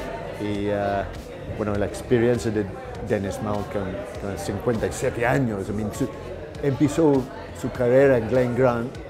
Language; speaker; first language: Spanish; non-native, learner; English